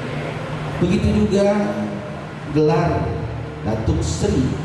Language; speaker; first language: Indonesian; native; Indonesian